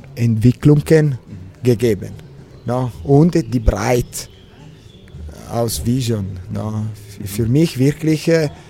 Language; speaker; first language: German; non-native, local second language; Italian